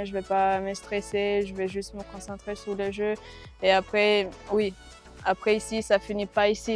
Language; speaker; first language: French; non-native, local second language; Rundi